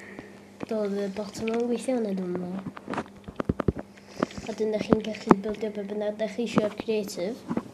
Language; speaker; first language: Welsh; native; Welsh